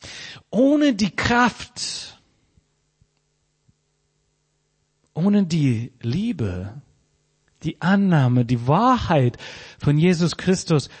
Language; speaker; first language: German; non-native, fluent; English